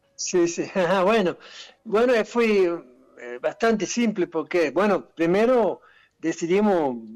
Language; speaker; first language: Spanish; non-native, fluent; German